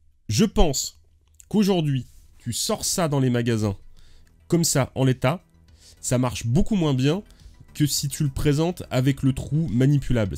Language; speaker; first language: French; native; French